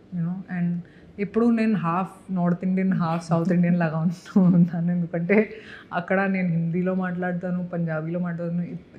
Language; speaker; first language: Telugu; non-native, fluent; Punjabi